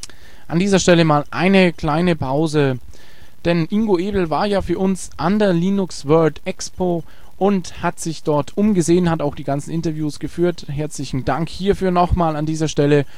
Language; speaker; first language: German; native; German